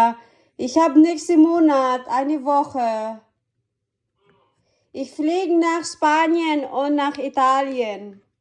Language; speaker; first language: German; non-native, learner; Filipino